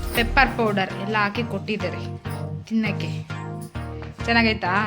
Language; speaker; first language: Kannada; non-native, local second language; Telugu